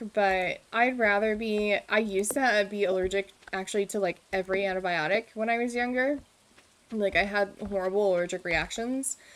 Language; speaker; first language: English; native; English